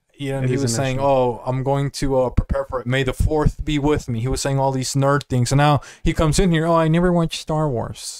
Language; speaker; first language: English; native; English